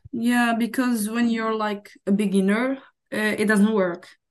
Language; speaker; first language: English; non-native, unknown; Arabic